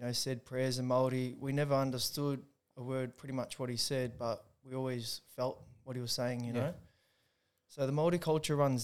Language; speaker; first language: English; native; English